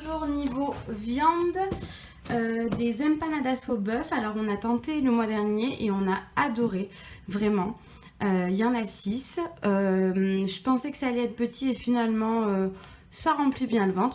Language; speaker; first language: French; native; French